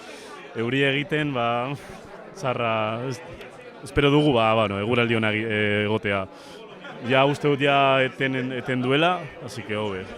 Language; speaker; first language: Basque; non-native, local second language; Spanish